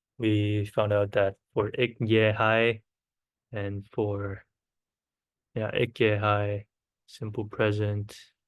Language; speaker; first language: Dutch; non-native, learner; Korean